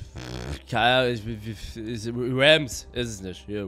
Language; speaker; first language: German; native; German